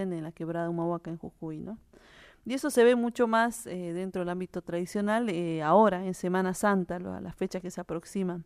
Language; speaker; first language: Spanish; native; Spanish